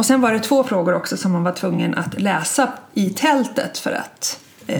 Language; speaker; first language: Swedish; native; Swedish